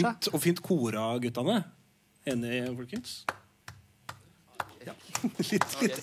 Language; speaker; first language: Norwegian; native; Norwegian